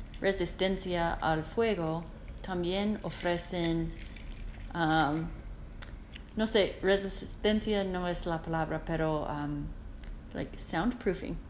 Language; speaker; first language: Spanish; non-native, learner; English